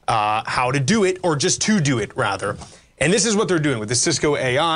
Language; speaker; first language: English; native; English